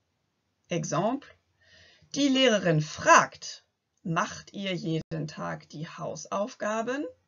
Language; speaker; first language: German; non-native, fluent; French